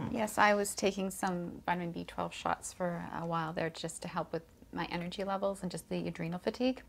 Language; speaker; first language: English; native; English